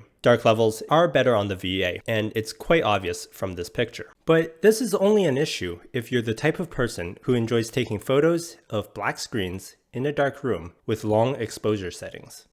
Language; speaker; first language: English; native; English